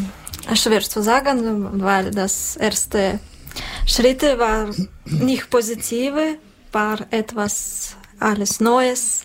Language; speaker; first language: German; non-native, learner; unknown